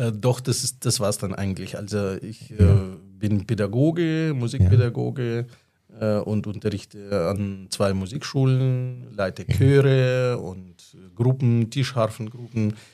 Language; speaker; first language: German; non-native, fluent; Russian